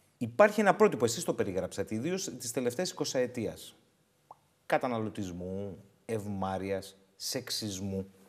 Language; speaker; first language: Greek; native; Greek